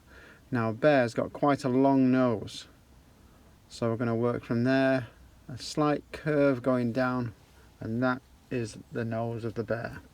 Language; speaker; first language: English; native; English